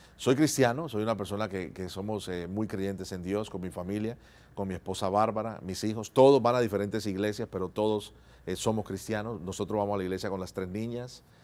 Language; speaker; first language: Spanish; native; Spanish